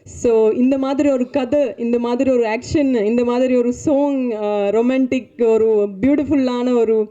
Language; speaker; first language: Tamil; non-native, learner; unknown